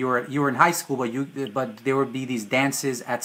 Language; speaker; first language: English; early bilingual, other home language; Hungarian